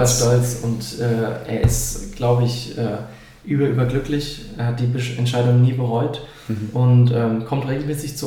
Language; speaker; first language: German; native; German